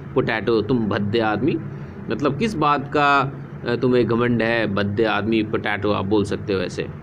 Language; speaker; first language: Hindi; native; Hindi